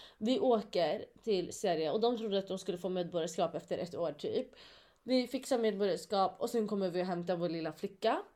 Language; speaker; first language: Swedish; early bilingual, other home language; Kurdish